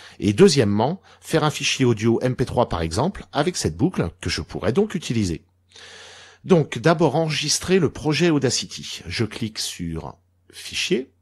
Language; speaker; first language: French; native; French